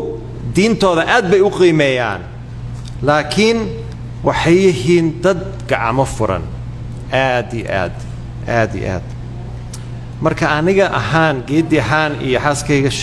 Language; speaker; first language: Somali; non-native, fluent; English